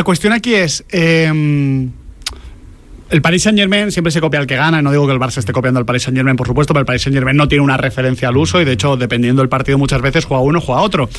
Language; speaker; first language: Spanish; native; Spanish